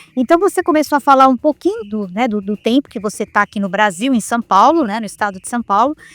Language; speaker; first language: Portuguese; native; Portuguese